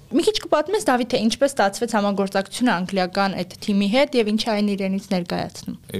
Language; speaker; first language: Armenian; native; Armenian